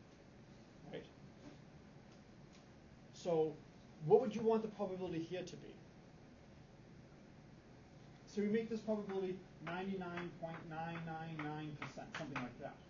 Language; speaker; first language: English; native; English